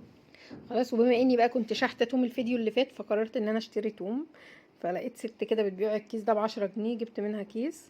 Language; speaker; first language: Arabic; native; Arabic